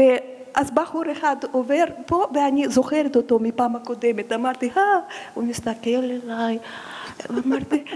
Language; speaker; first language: Hebrew; non-native, fluent; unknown